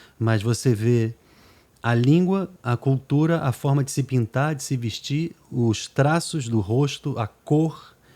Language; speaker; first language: Portuguese; native; Portuguese